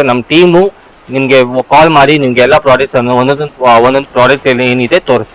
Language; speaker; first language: Kannada; non-native, local second language; Telugu